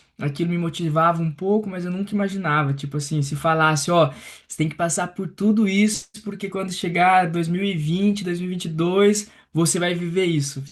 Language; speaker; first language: Portuguese; native; Portuguese